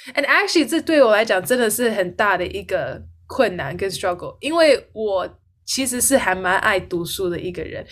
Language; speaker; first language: Chinese; early bilingual, heritage; Chinese